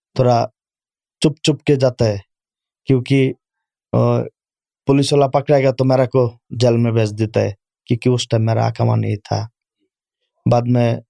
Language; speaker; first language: Urdu; non-native, learner; Bangla